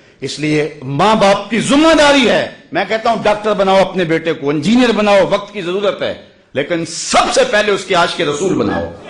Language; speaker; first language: Urdu; non-native, local second language; Punjabi